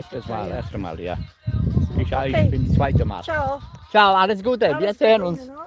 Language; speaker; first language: German; non-native, learner; Bangla